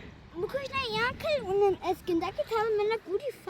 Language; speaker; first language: Armenian; early bilingual, heritage; Armenian